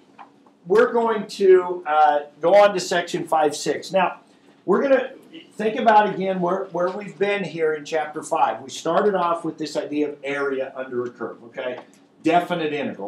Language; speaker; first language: English; native; English